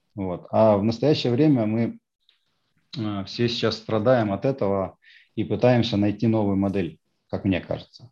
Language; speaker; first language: Russian; native; Russian